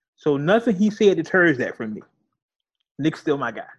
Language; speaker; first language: English; native; English